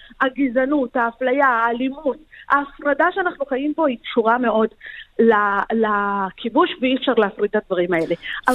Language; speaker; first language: Hebrew; non-native, local second language; Arabic